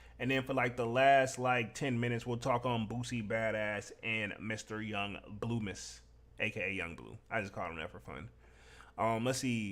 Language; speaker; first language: English; native; English